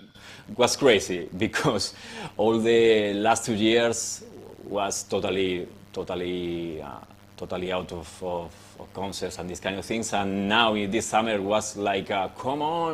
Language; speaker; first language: English; non-native, fluent; Spanish